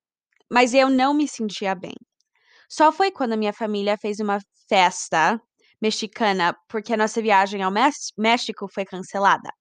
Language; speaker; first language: Portuguese; early bilingual, heritage; Portuguese